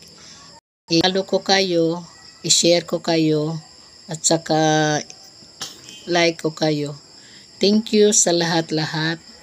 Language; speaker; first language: Filipino; non-native, local second language; Cebuano